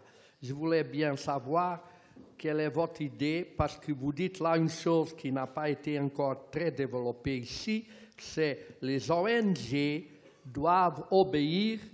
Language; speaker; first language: French; non-native, fluent; Portuguese